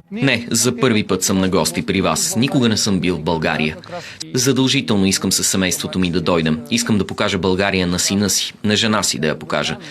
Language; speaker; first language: Bulgarian; early bilingual, heritage; Bulgarian